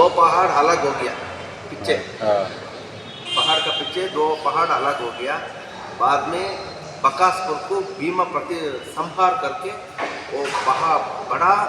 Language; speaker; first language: Hindi; non-native, learner; Telugu